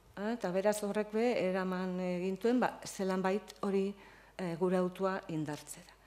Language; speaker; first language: Basque; native; Basque